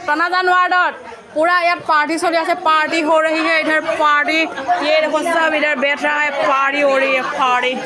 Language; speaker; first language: Hindi; non-native, local second language; Assamese